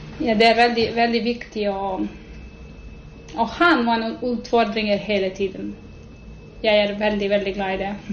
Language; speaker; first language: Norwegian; non-native, fluent; Serbian